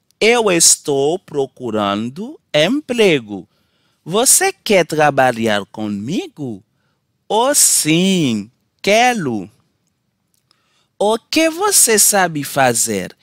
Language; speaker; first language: Portuguese; non-native, learner; Haitian Creole